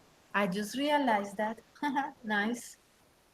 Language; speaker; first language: English; non-native, learner; Spanish